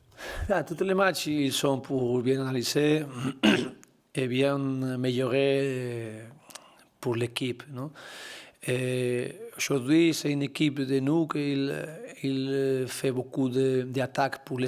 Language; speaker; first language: French; non-native, learner; Spanish